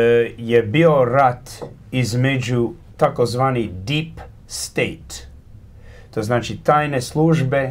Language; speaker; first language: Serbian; early bilingual, heritage; Croatian